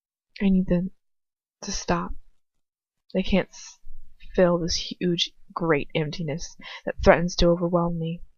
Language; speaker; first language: English; native; English